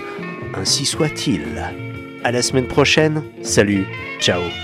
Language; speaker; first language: French; native; French